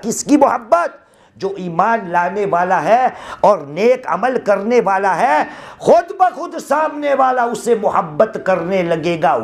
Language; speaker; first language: Urdu; non-native, local second language; Gujarati